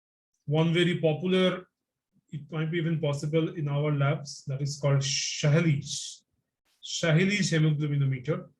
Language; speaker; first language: English; non-native, local second language; Bangla